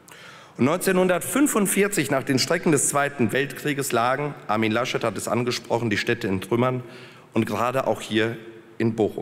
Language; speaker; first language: German; early bilingual, other home language; Polish